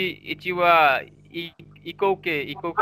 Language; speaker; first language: Japanese; non-native, learner; Bangla